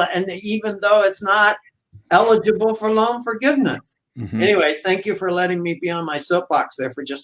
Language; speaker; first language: English; native; English